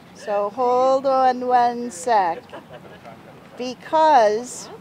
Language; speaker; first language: English; native; English